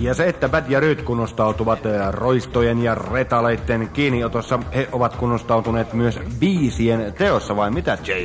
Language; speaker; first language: Finnish; native; Finnish